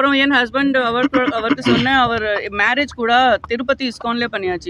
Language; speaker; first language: Tamil; non-native, local second language; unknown